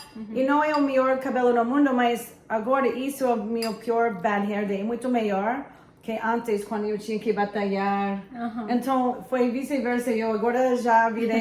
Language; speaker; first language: Portuguese; non-native, fluent; English